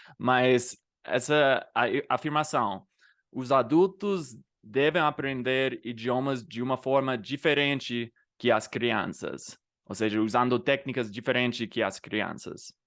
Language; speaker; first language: Portuguese; non-native, fluent; English